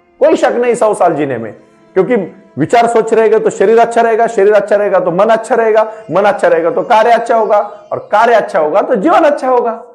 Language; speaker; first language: Hindi; non-native, local second language; Marathi